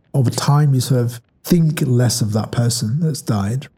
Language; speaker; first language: English; native; English